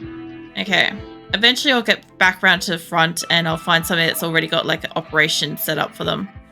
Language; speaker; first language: English; native; English